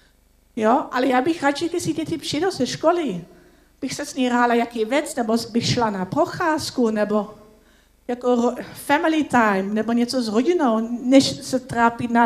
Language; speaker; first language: Czech; non-native, learner; Dutch